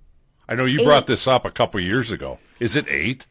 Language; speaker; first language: English; native; English